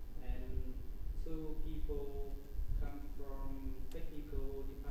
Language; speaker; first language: English; non-native, learner; Vietnamese